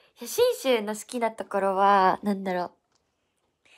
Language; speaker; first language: Japanese; native; Japanese